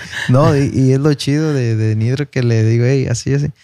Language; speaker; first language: Spanish; early bilingual, heritage; Spanish